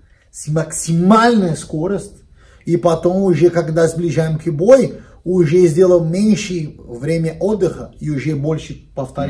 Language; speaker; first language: Russian; non-native, learner; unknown